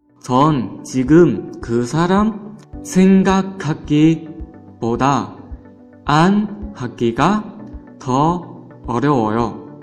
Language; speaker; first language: Korean; non-native, fluent; Chinese